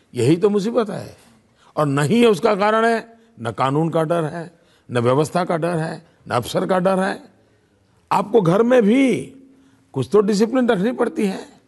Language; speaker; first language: Hindi; non-native, local second language; Gujarati